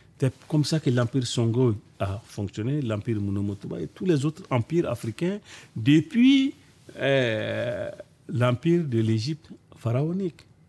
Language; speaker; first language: French; non-native, local second language; Bambara